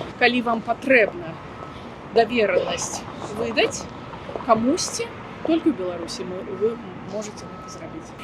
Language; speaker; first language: Belarusian; non-native, local second language; Russian